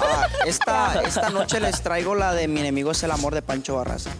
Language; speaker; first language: Spanish; early bilingual, heritage; Spanish